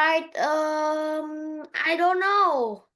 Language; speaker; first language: English; non-native, learner; Vietnamese